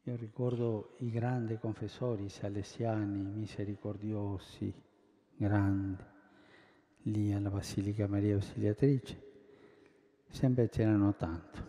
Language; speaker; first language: Italian; early bilingual, heritage; Spanish